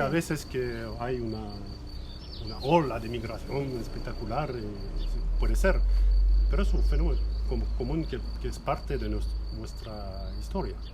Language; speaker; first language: Spanish; non-native, fluent; French